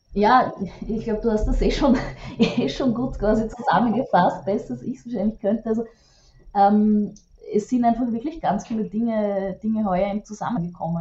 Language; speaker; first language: German; native; German